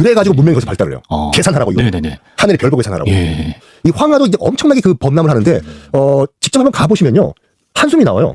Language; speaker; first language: Korean; native; Korean